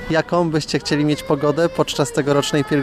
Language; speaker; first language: Polish; native; Polish